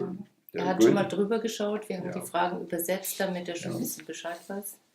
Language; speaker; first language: German; native; German